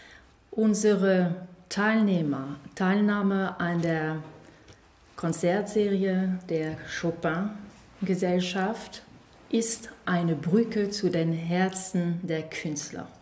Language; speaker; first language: German; non-native, fluent; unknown